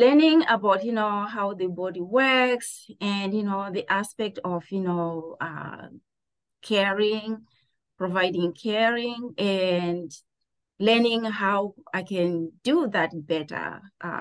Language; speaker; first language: English; non-native, local second language; Shona